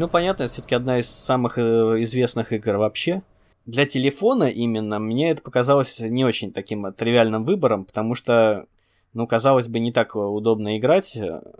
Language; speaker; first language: Russian; native; Russian